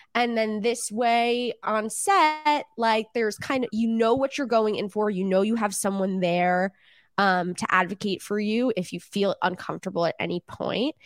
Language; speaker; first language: English; native; English